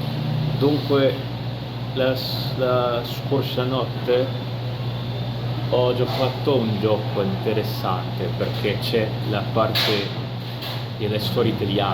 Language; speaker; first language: Italian; non-native, learner; Portuguese